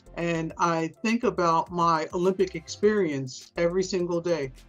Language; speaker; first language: English; native; English